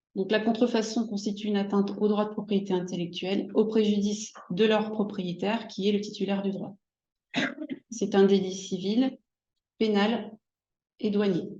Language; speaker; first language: French; native; French